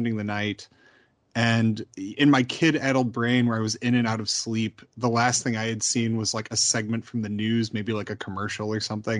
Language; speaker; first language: English; native; English